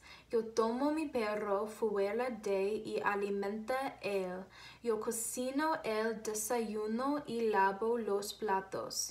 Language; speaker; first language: Spanish; non-native, learner; English